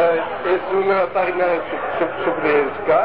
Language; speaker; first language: Spanish; non-native, learner; German